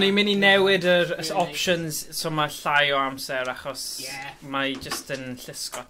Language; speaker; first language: Welsh; native; Welsh